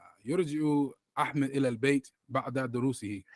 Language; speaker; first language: Arabic; non-native, learner; English